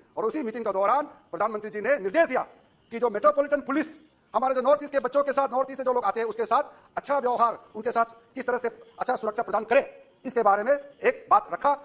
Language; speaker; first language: Hindi; non-native, local second language; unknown